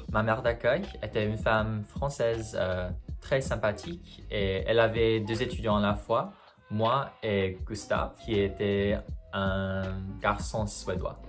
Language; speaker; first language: French; non-native, fluent; English